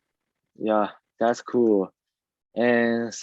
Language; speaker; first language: English; non-native, learner; Chinese